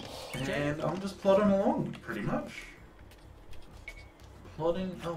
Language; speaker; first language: English; native; English